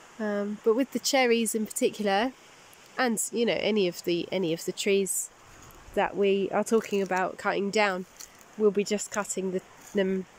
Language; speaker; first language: English; native; English